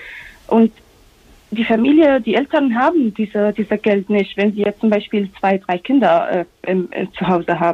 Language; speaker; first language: German; non-native, fluent; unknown